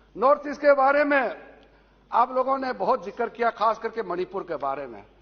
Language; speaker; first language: Hindi; non-native, local second language; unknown